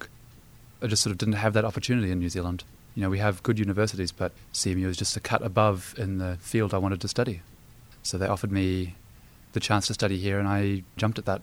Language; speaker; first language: English; native; English